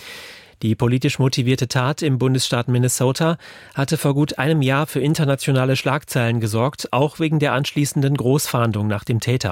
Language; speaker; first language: German; native; German